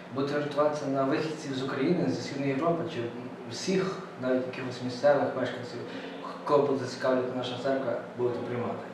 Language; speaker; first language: Ukrainian; native; Ukrainian